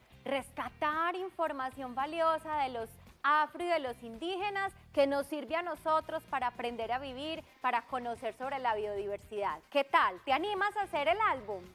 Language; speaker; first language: Spanish; native; Spanish